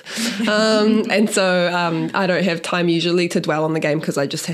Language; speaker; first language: English; native; English